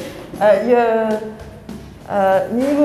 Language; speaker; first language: Dutch; non-native, learner; French